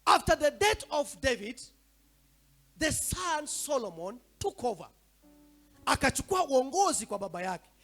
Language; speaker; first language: English; non-native, local second language; Swahili